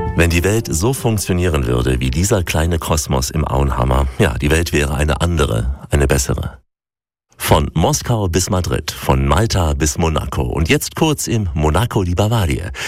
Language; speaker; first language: German; native; German